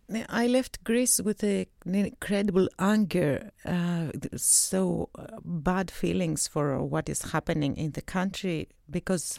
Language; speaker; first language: English; non-native, fluent; Greek